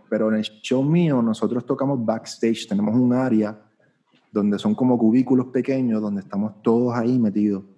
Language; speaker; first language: Spanish; native; Spanish